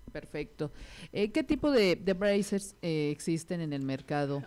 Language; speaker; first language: Spanish; native; Spanish